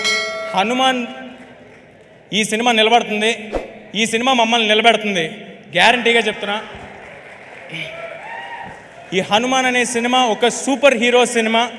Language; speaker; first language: Telugu; native; Telugu